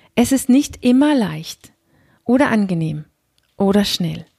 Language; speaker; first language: German; non-native, fluent; Danish